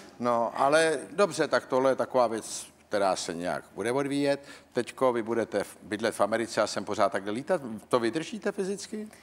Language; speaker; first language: Czech; native; Czech